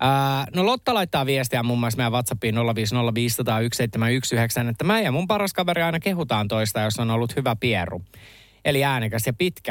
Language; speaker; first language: Finnish; native; Finnish